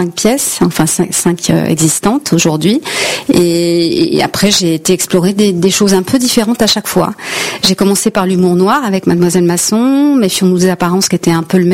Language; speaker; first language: French; native; French